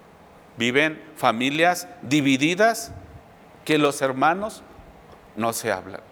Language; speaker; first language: Spanish; native; Spanish